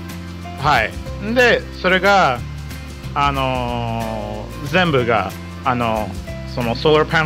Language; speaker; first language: Japanese; non-native, fluent; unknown